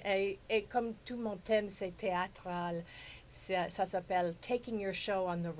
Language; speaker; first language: French; non-native, fluent; English